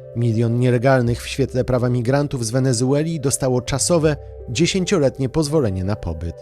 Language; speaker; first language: Polish; native; Polish